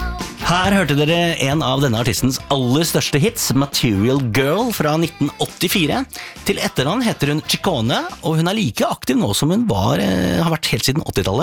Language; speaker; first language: Norwegian; native; Norwegian